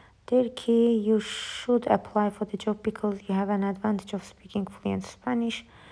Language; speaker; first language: English; non-native, fluent; Azerbaijani